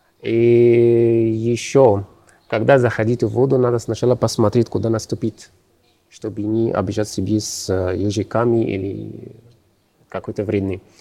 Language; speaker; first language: Russian; non-native, learner; Arabic